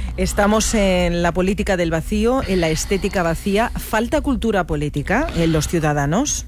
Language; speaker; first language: Spanish; native; Spanish